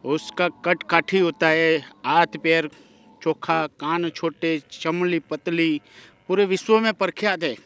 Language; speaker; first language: Hindi; non-native, local second language; Gujarati